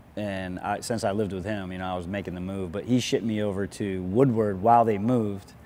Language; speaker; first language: English; native; English